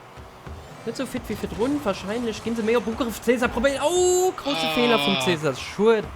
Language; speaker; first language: German; non-native, local second language; Luxembourgish